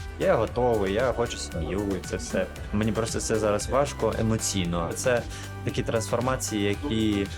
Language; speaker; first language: Ukrainian; non-native, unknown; Russian